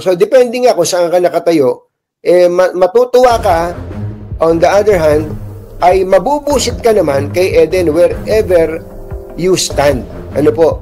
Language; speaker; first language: Filipino; native; Filipino